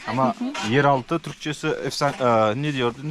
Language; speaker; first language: Turkish; non-native, learner; Kazakh